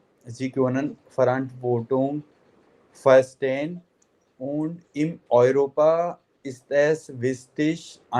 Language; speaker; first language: German; non-native, fluent; Hindi